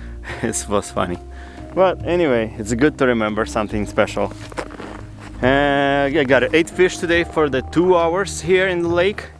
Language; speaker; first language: English; non-native, learner; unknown